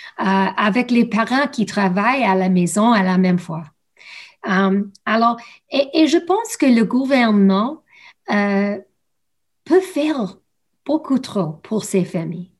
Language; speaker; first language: French; non-native, learner; English